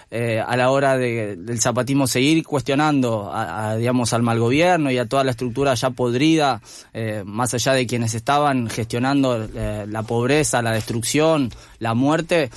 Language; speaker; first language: Spanish; native; Spanish